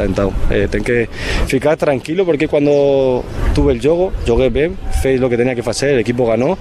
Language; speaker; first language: Portuguese; non-native, fluent; Spanish